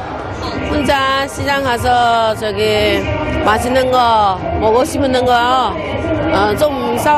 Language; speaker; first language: Korean; non-native, learner; Chinese